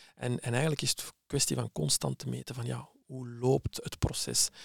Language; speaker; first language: Dutch; early bilingual, other home language; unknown